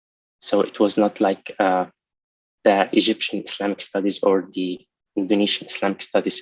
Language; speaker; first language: English; non-native, local second language; Arabic